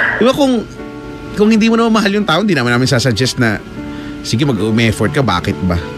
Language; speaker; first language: Filipino; native; Filipino